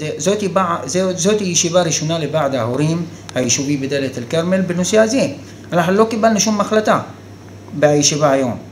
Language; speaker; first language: Hebrew; non-native, local second language; Arabic